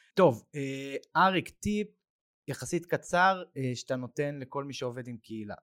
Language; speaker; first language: Hebrew; native; Hebrew